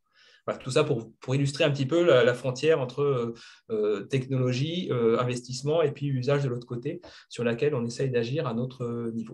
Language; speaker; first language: French; native; French